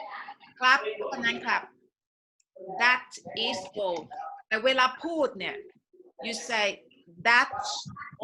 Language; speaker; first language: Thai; native; Thai